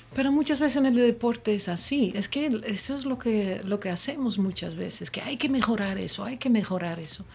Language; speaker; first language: Spanish; non-native, fluent; Dutch